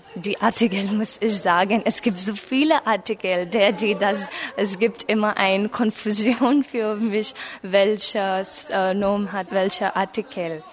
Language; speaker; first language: German; non-native, learner; Marathi